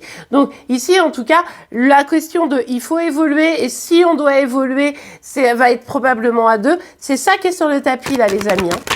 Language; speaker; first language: French; native; French